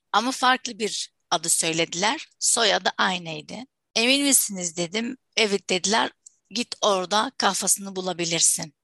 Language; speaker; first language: Turkish; non-native, fluent; Arabic